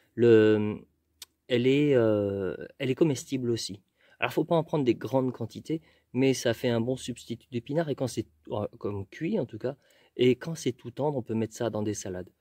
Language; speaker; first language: French; native; French